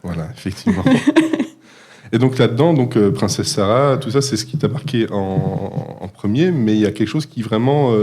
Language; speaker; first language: French; native; French